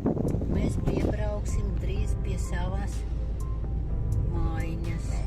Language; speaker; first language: Latvian; non-native, local second language; Russian